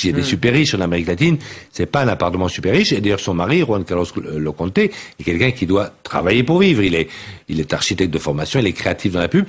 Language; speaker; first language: French; native; French